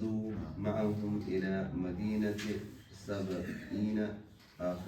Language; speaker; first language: Arabic; non-native, learner; Urdu